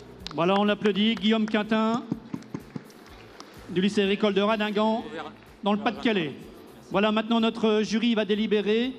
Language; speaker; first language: French; native; French